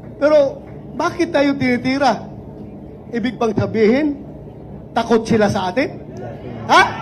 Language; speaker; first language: Filipino; non-native, local second language; Cebuano